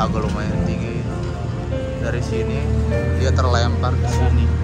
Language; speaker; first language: Indonesian; native; Indonesian